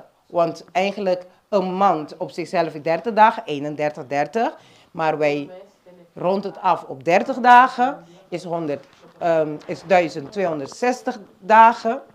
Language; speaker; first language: Dutch; non-native, local second language; Papiamento